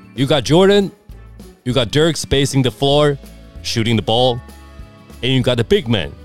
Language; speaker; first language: English; non-native, fluent; Chinese